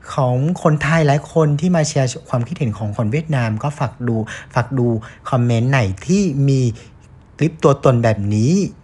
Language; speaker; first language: Thai; non-native, fluent; Vietnamese